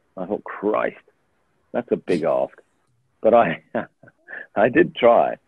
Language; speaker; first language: English; native; English